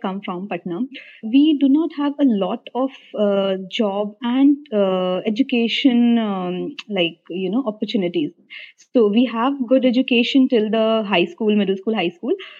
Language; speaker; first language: English; non-native, local second language; Hindi